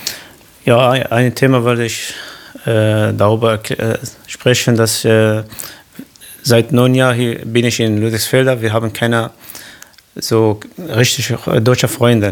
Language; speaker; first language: German; non-native, learner; Arabic